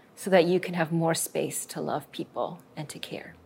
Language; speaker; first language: English; native; English